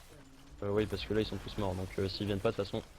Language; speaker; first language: French; native; French